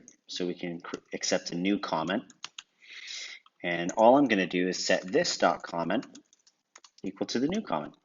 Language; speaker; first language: English; native; English